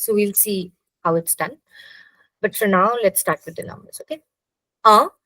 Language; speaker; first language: English; non-native, local second language; Hindi